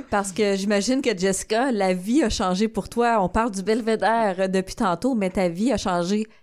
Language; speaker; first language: French; non-native, fluent; Spanish